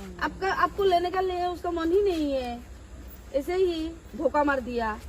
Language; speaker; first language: Hindi; non-native, local second language; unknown